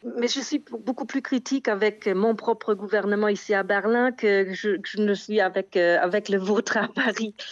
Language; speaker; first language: French; non-native, fluent; German